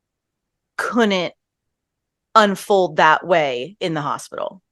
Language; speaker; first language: English; native; English